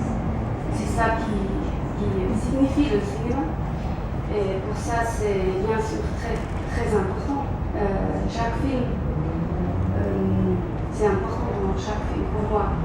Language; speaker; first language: French; non-native, local second language; German